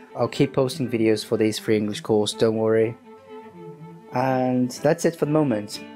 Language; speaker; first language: English; non-native, fluent; Portuguese